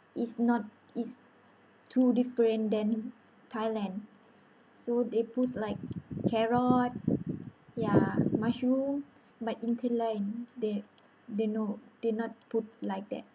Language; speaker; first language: English; non-native, learner; Thai